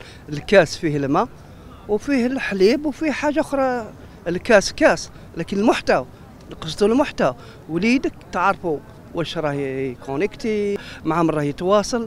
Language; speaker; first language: Arabic; native; Arabic